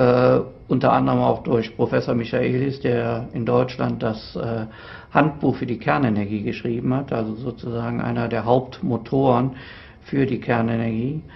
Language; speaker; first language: German; native; German